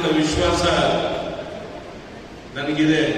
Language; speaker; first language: Kannada; native; Kannada